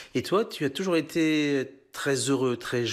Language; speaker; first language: French; native; French